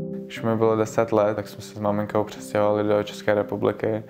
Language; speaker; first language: Czech; early bilingual, other home language; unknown